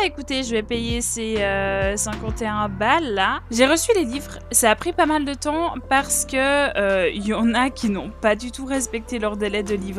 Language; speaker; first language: French; native; French